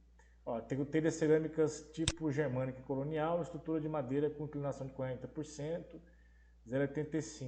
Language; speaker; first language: Portuguese; native; Portuguese